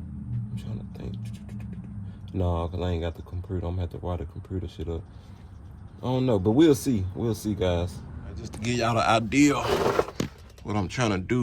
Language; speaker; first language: English; native; English